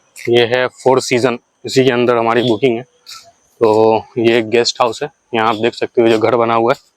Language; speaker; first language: Hindi; native; Hindi